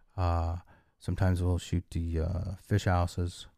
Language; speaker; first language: English; native; English